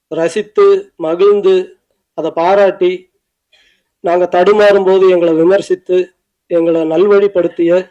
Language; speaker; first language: Tamil; native; Tamil